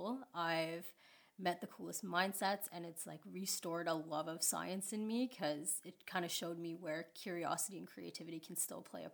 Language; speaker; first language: English; native; English